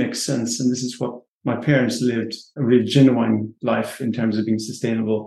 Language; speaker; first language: English; native; English